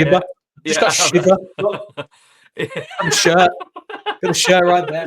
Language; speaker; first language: English; native; English